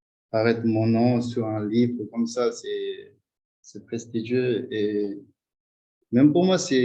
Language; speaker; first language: French; non-native, fluent; Tibetan